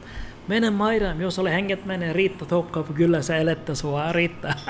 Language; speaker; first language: Finnish; non-native, learner; Turkish